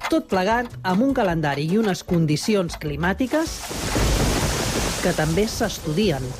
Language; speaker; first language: Catalan; native; Catalan